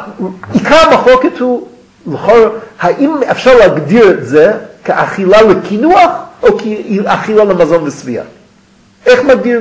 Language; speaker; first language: Hebrew; non-native, fluent; English